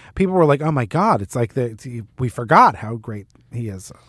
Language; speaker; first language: English; native; English